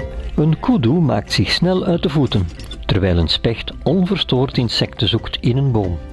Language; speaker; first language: Dutch; native; Dutch